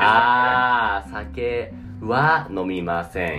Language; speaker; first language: Japanese; non-native, learner; English